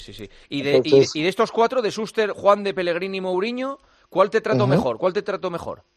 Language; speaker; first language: Spanish; native; Spanish